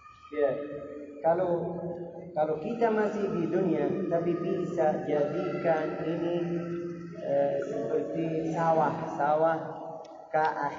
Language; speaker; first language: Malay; non-native, learner; Arabic